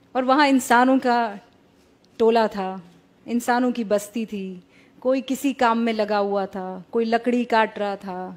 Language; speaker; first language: Hindi; native; Hindi